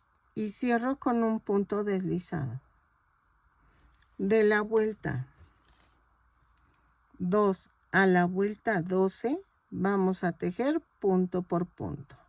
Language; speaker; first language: Spanish; native; Spanish